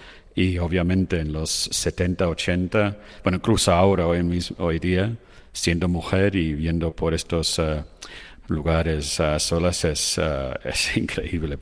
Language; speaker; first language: Spanish; non-native, fluent; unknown